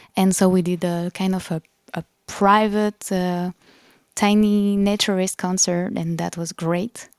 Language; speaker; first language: English; non-native, fluent; French